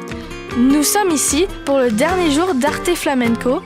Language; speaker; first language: French; native; French